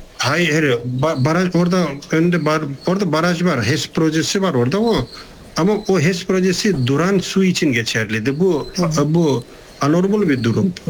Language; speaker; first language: Turkish; non-native, fluent; Nepali